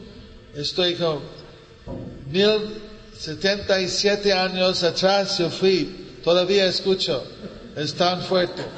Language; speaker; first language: Spanish; non-native, learner; English